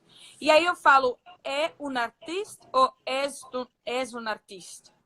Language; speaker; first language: Portuguese; native; Portuguese